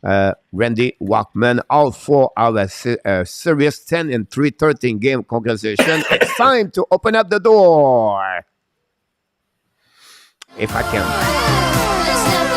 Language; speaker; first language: English; non-native, local second language; French